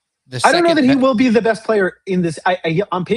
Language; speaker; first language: English; native; English